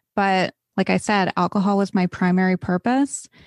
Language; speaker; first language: English; native; English